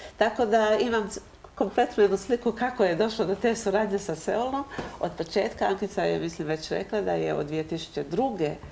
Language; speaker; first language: Croatian; native; Croatian